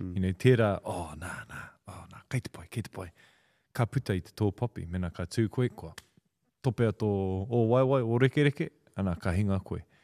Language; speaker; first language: Māori; native; Māori